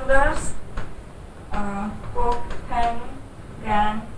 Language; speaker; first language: German; non-native, learner; Hindi